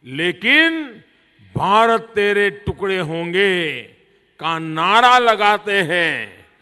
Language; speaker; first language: Hindi; native; Hindi